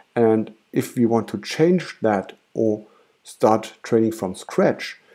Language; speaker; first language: English; non-native, fluent; German